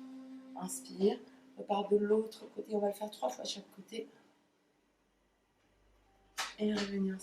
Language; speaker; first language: French; native; French